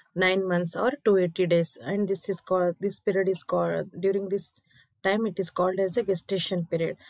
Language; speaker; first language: English; non-native, local second language; Kannada